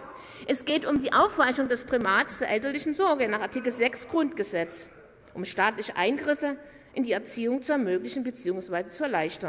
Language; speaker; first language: German; native; German